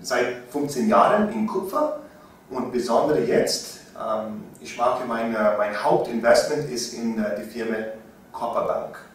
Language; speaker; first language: German; non-native, learner; English